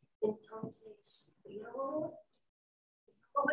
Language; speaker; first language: Spanish; non-native, learner; English